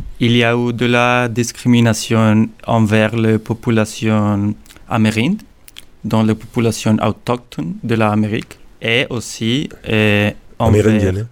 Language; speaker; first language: French; non-native, learner; Spanish